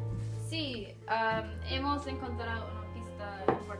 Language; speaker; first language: Spanish; non-native, learner; English